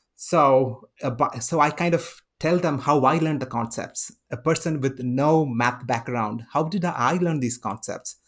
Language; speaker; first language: English; non-native, local second language; Malayalam